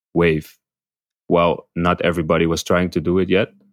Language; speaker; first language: English; non-native, fluent; Dutch